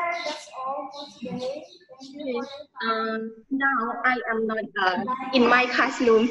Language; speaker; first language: English; non-native, learner; Thai